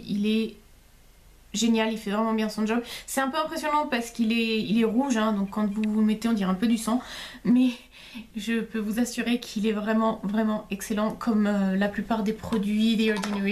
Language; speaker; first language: French; native; French